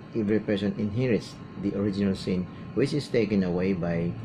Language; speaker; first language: English; non-native, local second language; Filipino